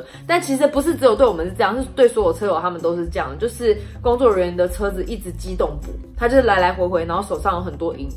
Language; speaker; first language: Chinese; native; Chinese